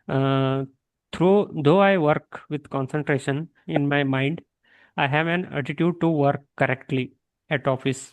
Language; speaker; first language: English; non-native, local second language; Kannada